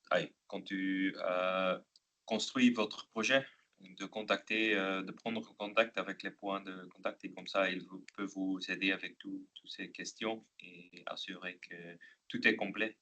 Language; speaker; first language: French; non-native, local second language; Dutch